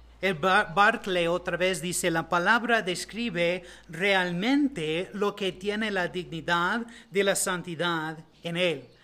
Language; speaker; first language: Spanish; non-native, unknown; English